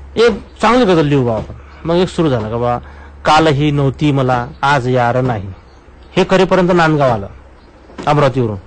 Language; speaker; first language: Marathi; non-native, local second language; Urdu